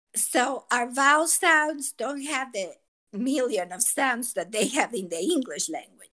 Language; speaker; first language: English; non-native, fluent; Spanish